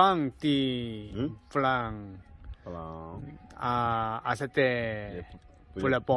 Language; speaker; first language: French; non-native, learner; Korean